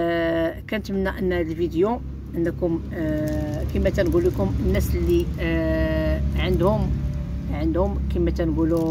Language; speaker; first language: Arabic; native; Arabic